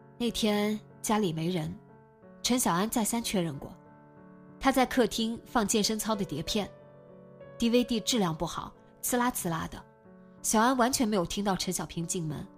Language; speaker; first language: Chinese; native; Chinese